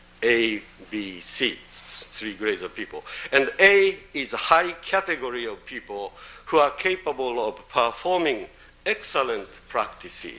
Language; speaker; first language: English; non-native, fluent; Japanese